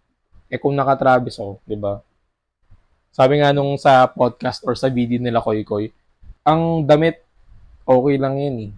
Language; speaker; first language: Filipino; native; Filipino